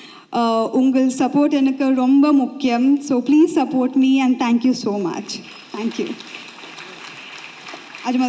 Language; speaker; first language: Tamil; non-native, learner; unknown